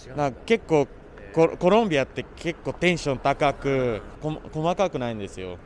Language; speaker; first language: Japanese; early bilingual, other home language; Spanish